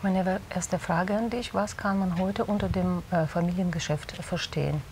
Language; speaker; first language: German; non-native, fluent; Russian